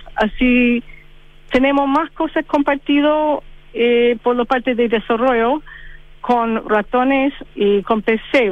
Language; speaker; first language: Spanish; non-native, fluent; English